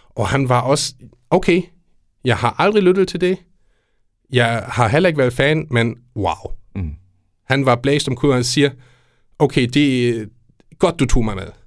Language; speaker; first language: Danish; non-native, fluent; German